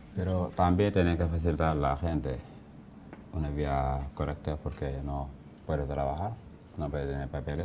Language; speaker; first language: Spanish; non-native, learner; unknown